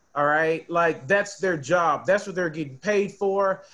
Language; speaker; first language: English; native; English